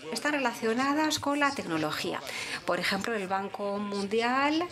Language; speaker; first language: Spanish; non-native, fluent; English